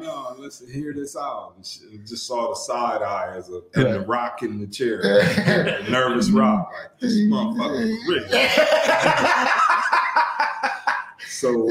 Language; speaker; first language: English; native; English